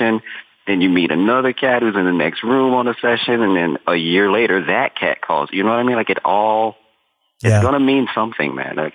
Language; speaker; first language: English; native; English